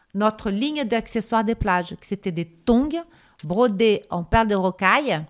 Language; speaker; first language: French; non-native, fluent; Portuguese